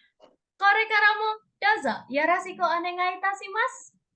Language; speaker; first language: Japanese; non-native, learner; Indonesian